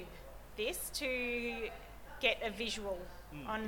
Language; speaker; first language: English; native; English